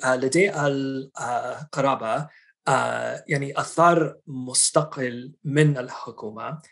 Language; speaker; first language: Arabic; non-native, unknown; English